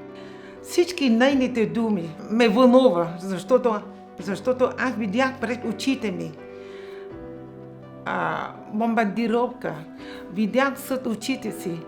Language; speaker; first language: Bulgarian; non-native, fluent; Vietnamese